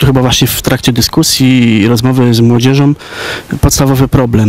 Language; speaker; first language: Polish; native; Polish